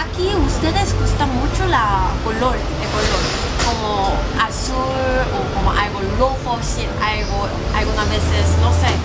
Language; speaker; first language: Spanish; non-native, learner; Korean